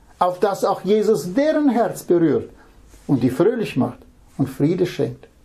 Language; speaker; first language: German; non-native, fluent; Russian